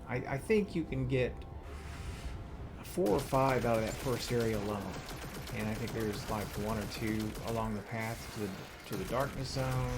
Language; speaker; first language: English; native; English